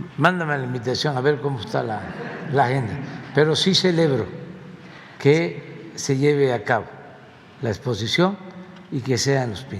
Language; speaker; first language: Spanish; native; Spanish